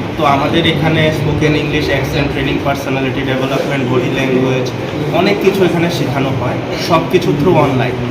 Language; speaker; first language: Bangla; native; Bangla